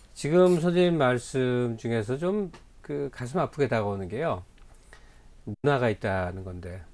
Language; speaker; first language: Korean; native; Korean